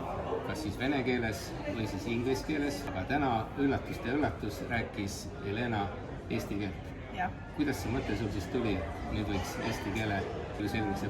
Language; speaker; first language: Estonian; native; Estonian